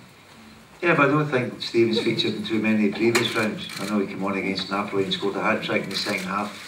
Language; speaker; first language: English; native; English